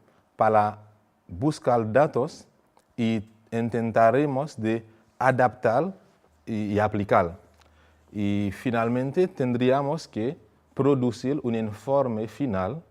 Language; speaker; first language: Spanish; non-native, fluent; Haitian Creole